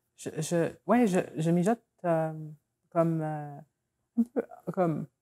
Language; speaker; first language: French; native; French